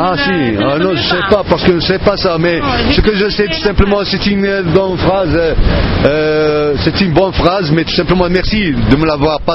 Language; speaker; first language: French; non-native, fluent; Arabic